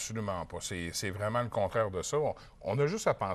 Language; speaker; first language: French; native; French